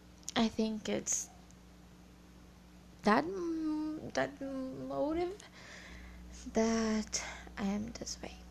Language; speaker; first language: English; non-native, learner; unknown